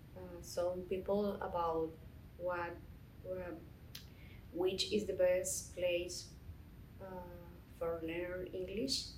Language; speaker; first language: English; non-native, learner; Spanish